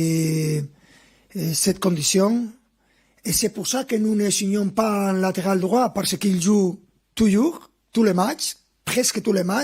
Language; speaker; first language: French; non-native, fluent; Spanish